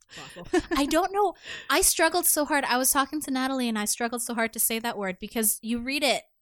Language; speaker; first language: English; native; English